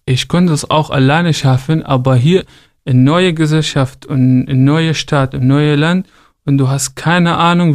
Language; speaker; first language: German; non-native, fluent; Arabic